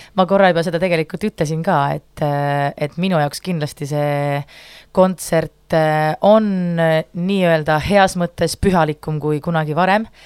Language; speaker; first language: Estonian; native; Estonian